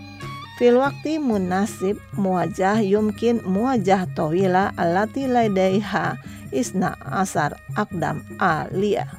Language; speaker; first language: Arabic; non-native, fluent; Indonesian